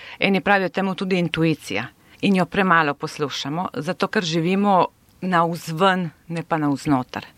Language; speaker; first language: Slovenian; non-native, local second language; Serbian